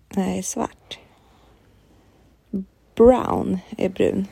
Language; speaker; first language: Swedish; native; Swedish